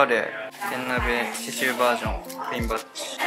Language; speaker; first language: Japanese; native; Japanese